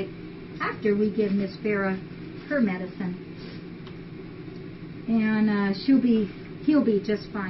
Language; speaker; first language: English; native; English